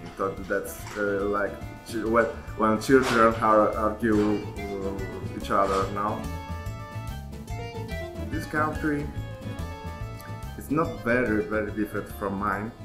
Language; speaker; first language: English; non-native, learner; Italian